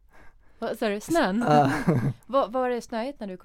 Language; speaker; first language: Swedish; early bilingual, other home language; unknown